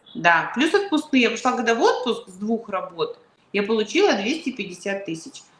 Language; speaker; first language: Russian; native; Russian